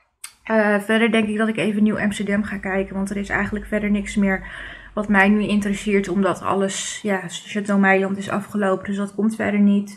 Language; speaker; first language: Dutch; native; Dutch